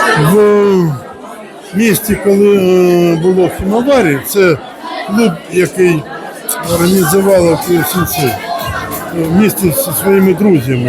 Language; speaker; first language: Ukrainian; native; Ukrainian